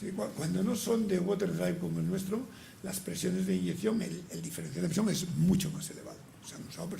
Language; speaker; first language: Spanish; native; Spanish